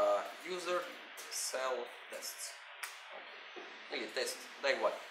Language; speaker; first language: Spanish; non-native, learner; Russian